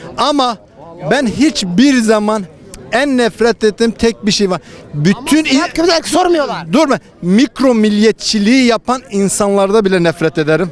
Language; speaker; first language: Turkish; non-native, local second language; Kurdish